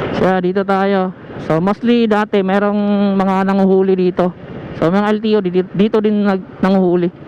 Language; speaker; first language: Filipino; non-native, local second language; Cebuano